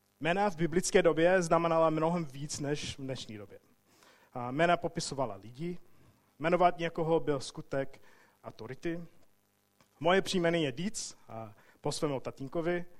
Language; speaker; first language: Czech; non-native, fluent; English